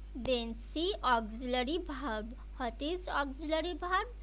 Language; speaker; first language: English; non-native, local second language; Bangla